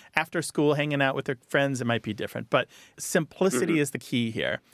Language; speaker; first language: English; native; English